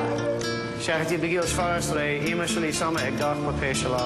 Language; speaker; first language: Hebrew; non-native, local second language; English